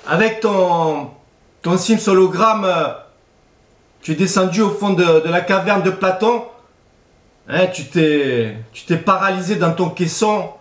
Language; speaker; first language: French; native; French